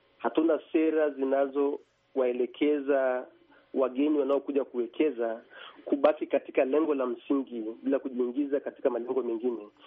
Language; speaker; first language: Swahili; native; Swahili